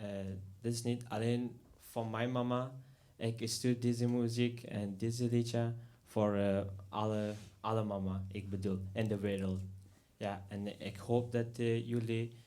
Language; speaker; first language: Dutch; non-native, learner; Persian